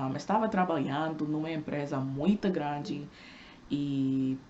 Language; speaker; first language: Portuguese; non-native, fluent; English